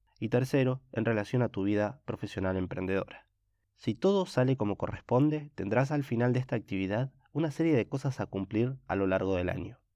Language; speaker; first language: Spanish; native; Spanish